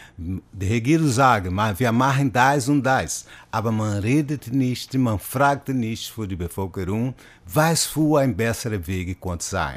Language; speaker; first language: German; non-native, fluent; Portuguese